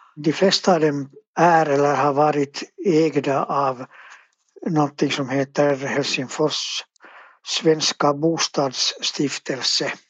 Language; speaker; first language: Swedish; native; Swedish